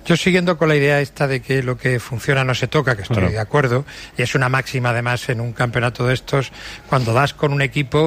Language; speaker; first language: Spanish; native; Spanish